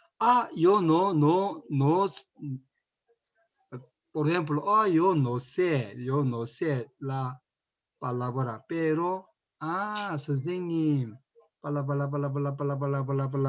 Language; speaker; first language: Spanish; non-native, learner; Korean